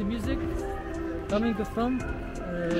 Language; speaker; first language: English; non-native, learner; Turkish